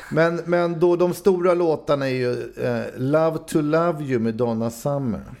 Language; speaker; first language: Swedish; native; Swedish